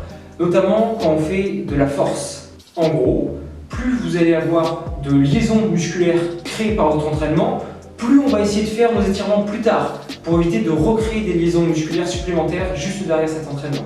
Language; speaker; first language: French; native; French